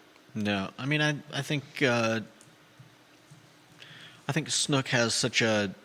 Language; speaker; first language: English; native; English